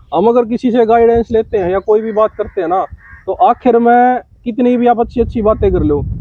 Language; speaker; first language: Hindi; native; Hindi